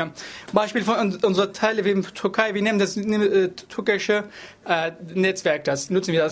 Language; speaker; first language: German; non-native, learner; Arabic